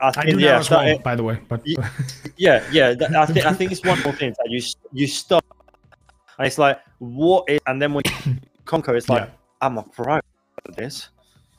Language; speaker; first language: English; non-native, fluent; Spanish